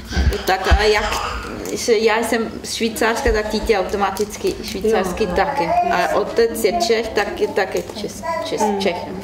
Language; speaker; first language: Czech; non-native, learner; German